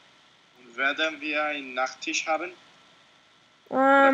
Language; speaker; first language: German; non-native, learner; Spanish